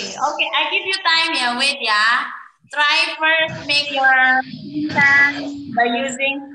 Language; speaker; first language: English; non-native, fluent; Indonesian